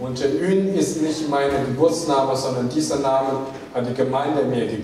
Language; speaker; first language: German; non-native, fluent; Chinese